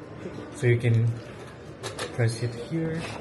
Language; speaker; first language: English; non-native, local second language; Filipino